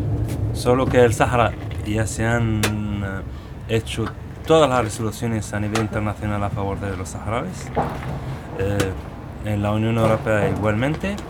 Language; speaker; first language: Spanish; non-native, local second language; Arabic